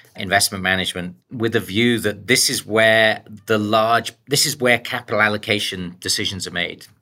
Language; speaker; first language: English; native; English